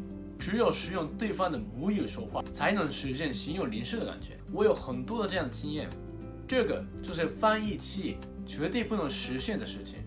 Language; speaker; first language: Chinese; non-native, fluent; Japanese